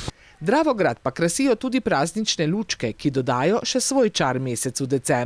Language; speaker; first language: Slovenian; native; Slovenian